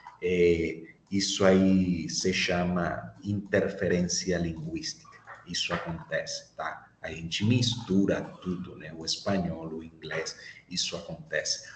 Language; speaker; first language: Portuguese; non-native, fluent; Spanish